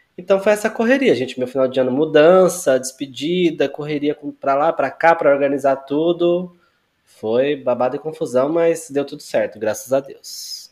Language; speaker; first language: Portuguese; native; Portuguese